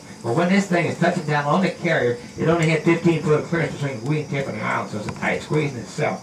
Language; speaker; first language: English; native; English